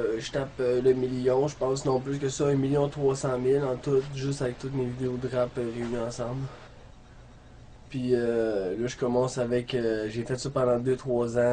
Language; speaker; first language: French; native; French